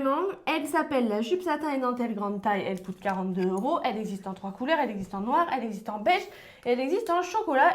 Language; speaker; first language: French; native; French